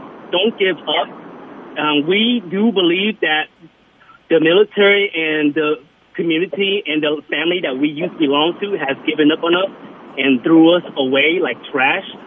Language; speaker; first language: English; early bilingual, other home language; Vietnamese